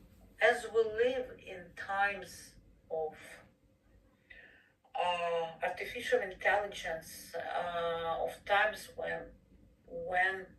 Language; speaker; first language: English; non-native, fluent; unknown